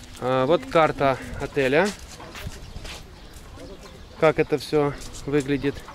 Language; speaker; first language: Russian; native; Russian